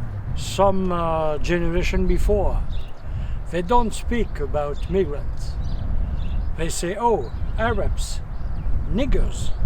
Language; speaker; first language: English; non-native, fluent; French